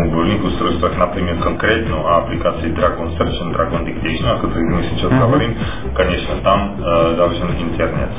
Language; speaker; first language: Russian; non-native, fluent; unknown